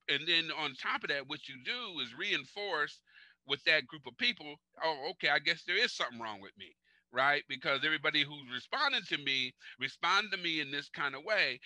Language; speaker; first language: English; native; English